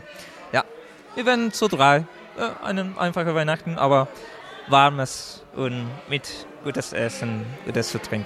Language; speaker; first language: German; non-native, learner; Spanish